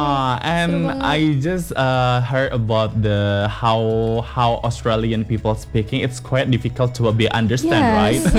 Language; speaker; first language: English; non-native, fluent; Indonesian